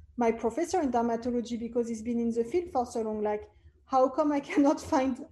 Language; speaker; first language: English; non-native, fluent; French